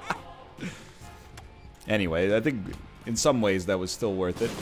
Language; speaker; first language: English; native; English